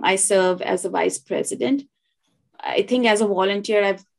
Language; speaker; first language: English; non-native, local second language; Hindi